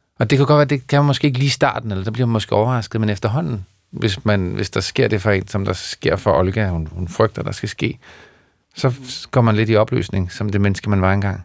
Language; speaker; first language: Danish; native; Danish